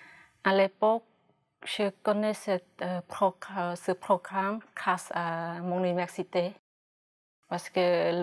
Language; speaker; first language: French; non-native, fluent; Khmer